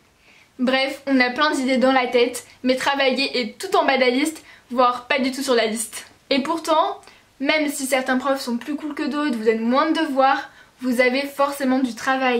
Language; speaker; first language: French; native; French